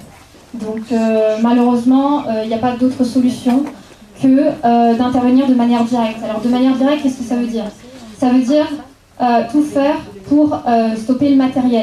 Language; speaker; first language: French; native; French